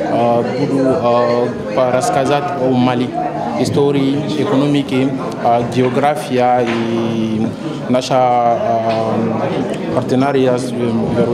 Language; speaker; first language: Russian; non-native, learner; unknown